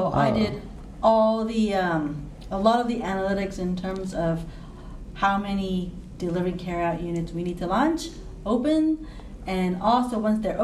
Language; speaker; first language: English; non-native, local second language; Cantonese